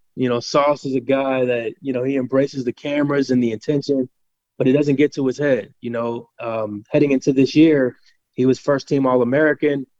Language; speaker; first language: English; native; English